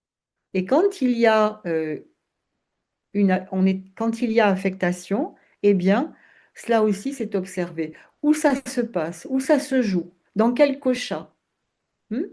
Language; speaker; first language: French; native; French